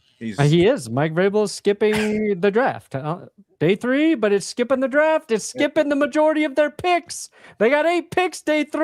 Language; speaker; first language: English; native; English